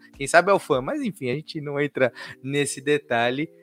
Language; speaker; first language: Portuguese; native; Portuguese